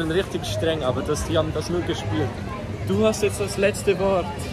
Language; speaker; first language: German; native; German